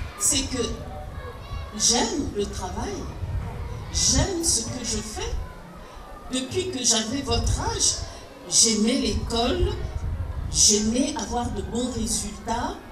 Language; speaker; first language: French; early bilingual, other home language; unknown